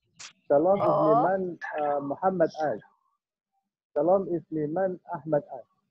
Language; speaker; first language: Persian; non-native, learner; Indonesian